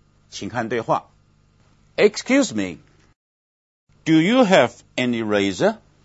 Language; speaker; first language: English; non-native, fluent; Chinese